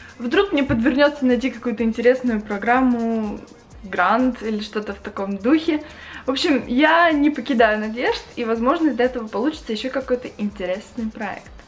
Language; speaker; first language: Russian; native; Russian